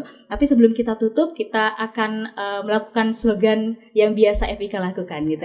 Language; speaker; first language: Indonesian; native; Indonesian